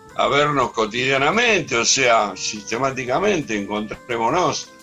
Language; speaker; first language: Spanish; native; Spanish